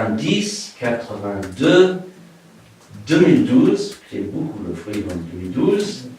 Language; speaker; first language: French; non-native, fluent; English